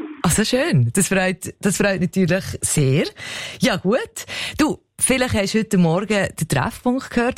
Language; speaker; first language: German; native; German